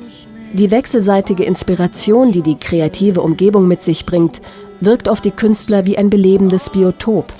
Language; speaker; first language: German; native; German